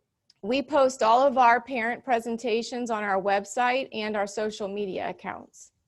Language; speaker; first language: English; native; English